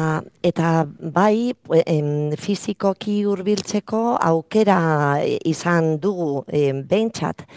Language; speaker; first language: Basque; non-native, local second language; Spanish